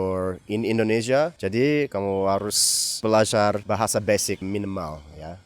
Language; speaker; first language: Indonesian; non-native, fluent; English